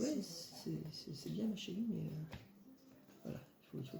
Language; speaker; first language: French; native; French